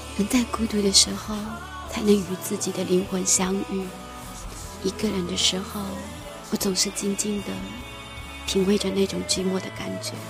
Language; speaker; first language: Chinese; native; Chinese